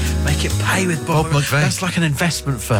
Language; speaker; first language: English; native; English